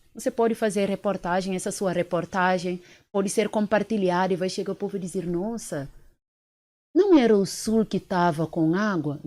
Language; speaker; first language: Portuguese; early bilingual, other home language; Upper Guinea Crioulo